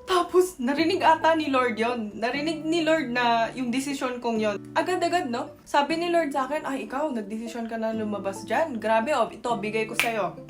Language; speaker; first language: Filipino; non-native, fluent; Korean